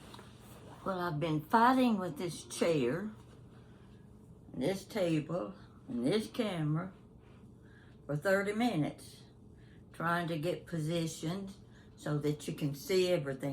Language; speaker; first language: English; native; English